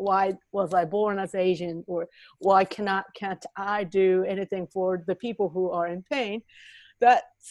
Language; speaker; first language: English; non-native, fluent; Japanese